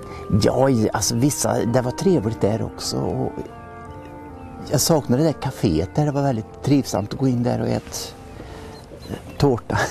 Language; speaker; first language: Swedish; native; Swedish